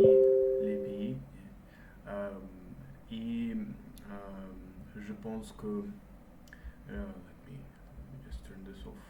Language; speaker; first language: French; non-native, learner; Russian